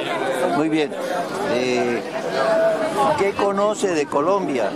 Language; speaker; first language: Spanish; native; Spanish